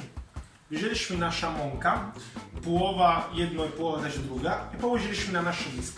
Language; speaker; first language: Polish; non-native, learner; Italian